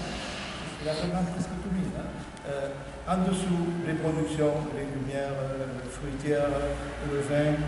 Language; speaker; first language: French; native; French